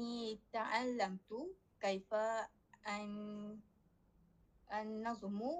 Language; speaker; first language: Arabic; non-native, learner; Malay